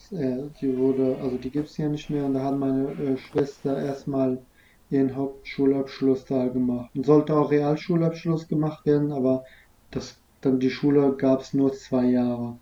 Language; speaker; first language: German; non-native, fluent; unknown